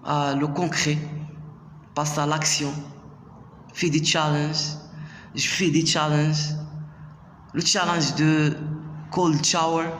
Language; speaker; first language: French; non-native, local second language; Arabic